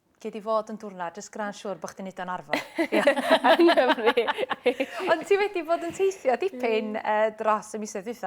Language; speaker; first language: Welsh; native; Welsh